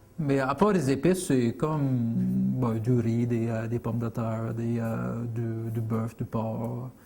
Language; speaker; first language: French; non-native, fluent; English